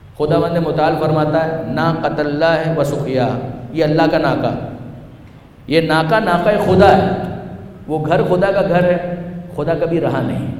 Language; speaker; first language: Urdu; non-native, local second language; Punjabi